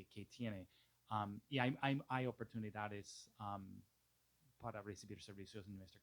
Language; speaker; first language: Spanish; non-native, fluent; English